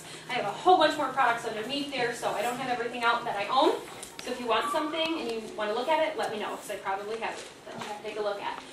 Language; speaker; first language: English; native; English